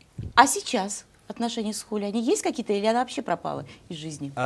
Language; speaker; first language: Russian; native; Russian